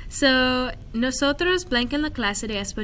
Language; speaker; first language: Spanish; non-native, fluent; English